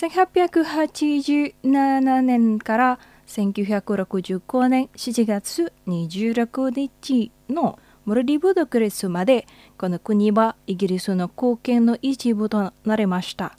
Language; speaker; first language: Japanese; non-native, fluent; Indonesian